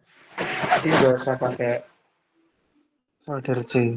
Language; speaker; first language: Indonesian; non-native, local second language; Javanese